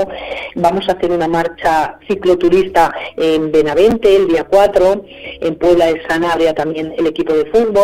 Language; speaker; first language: Spanish; native; Spanish